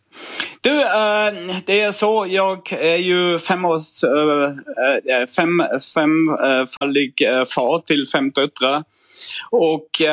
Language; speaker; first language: Swedish; non-native, fluent; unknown